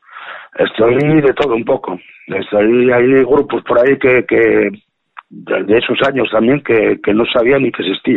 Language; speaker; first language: Spanish; native; Spanish